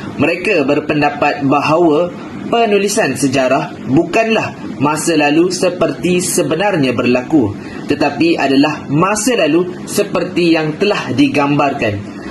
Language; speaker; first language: Malay; native; Malay